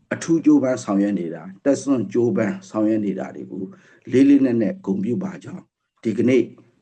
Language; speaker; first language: Burmese; non-native, local second language; Pa'o Karen